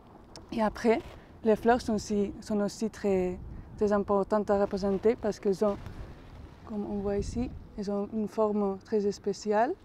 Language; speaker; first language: French; non-native, fluent; Spanish